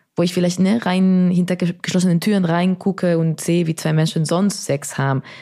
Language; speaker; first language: German; non-native, fluent; Spanish